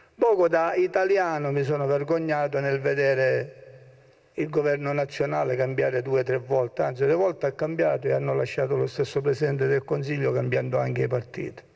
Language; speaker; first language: Italian; native; Italian